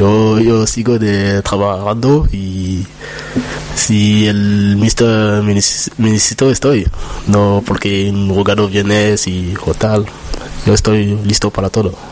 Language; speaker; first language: Spanish; non-native, learner; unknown